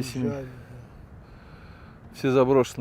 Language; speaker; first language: Russian; native; Russian